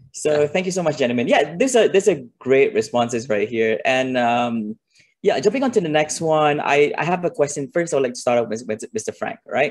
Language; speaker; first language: English; non-native, local second language; Malay